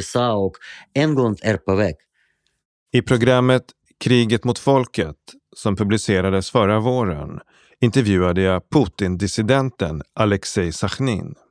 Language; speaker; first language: Swedish; native; Swedish